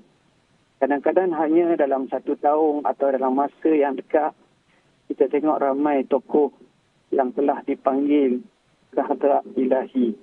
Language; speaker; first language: Malay; native; Malay